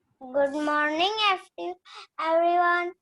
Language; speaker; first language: English; non-native, learner; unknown